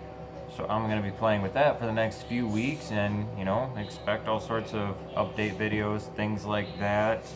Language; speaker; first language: English; native; English